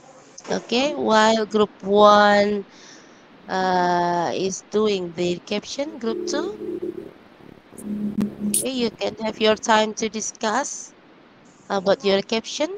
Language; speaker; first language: English; non-native, learner; Indonesian